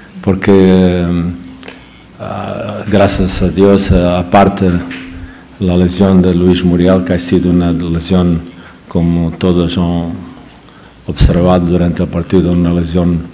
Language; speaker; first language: Spanish; non-native, fluent; Portuguese